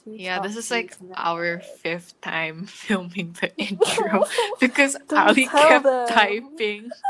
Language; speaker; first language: English; non-native, local second language; Filipino